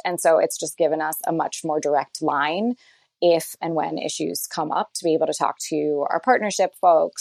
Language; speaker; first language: English; native; English